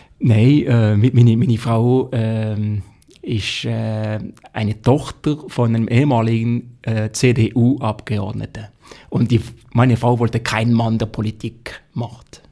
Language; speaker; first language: German; non-native, local second language; French